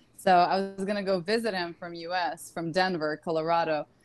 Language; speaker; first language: English; non-native, fluent; Russian